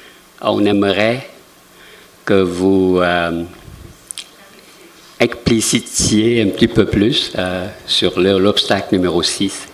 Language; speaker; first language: French; non-native, fluent; Vietnamese